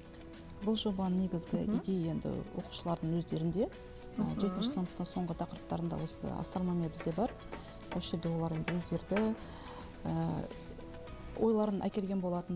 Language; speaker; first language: Kazakh; native; Kazakh